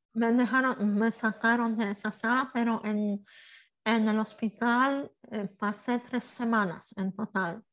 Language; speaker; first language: Spanish; non-native, fluent; Polish